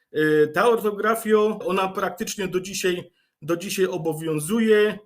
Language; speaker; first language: Polish; native; Polish